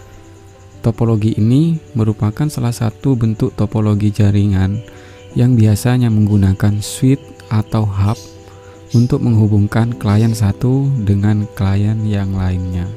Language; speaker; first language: Indonesian; native; Indonesian